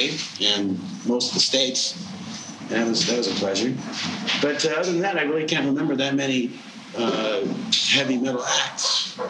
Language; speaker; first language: English; non-native, fluent; Dutch